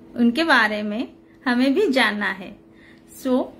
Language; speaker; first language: Hindi; non-native, local second language; Odia